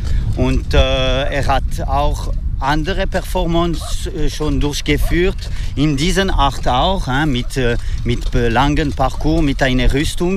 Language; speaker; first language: German; non-native, fluent; French